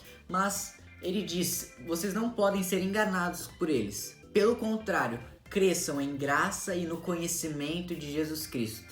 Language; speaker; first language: Portuguese; native; Portuguese